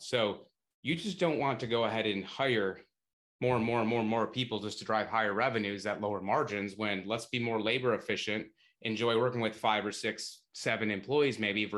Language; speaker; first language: English; native; English